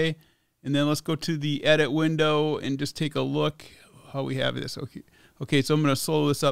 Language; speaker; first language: English; native; English